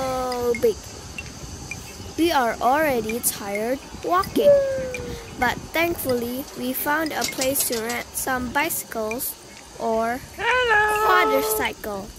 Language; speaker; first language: English; non-native, fluent; Indonesian